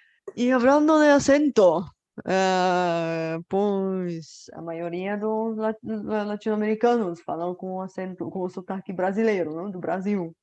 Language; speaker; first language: Portuguese; non-native, fluent; Bulgarian